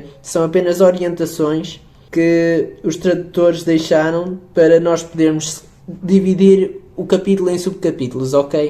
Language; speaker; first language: Portuguese; native; Portuguese